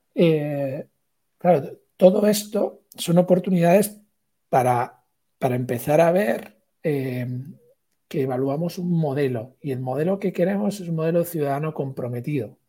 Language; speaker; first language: Spanish; native; Spanish